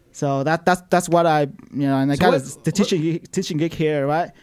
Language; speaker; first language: English; non-native, fluent; Vietnamese